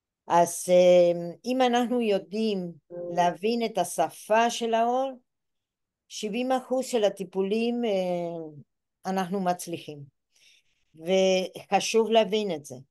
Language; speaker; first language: Hebrew; non-native, fluent; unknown